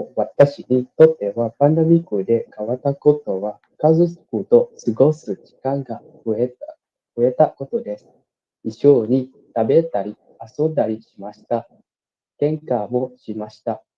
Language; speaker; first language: Japanese; non-native, learner; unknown